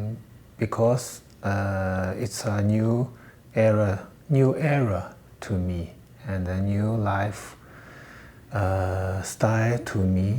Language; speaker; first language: English; non-native, learner; Chinese